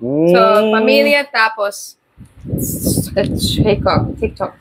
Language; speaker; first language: Filipino; non-native, learner; English